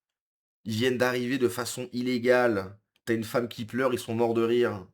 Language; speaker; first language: French; native; French